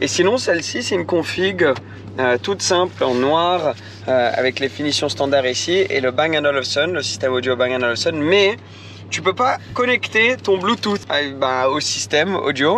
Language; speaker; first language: French; native; French